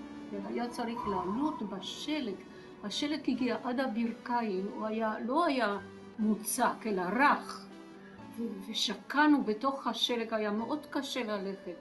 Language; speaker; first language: Hebrew; non-native, fluent; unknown